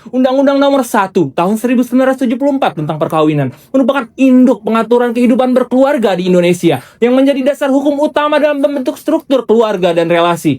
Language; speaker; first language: Indonesian; native; Indonesian